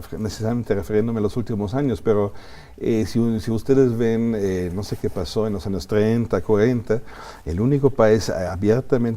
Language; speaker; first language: Spanish; non-native, fluent; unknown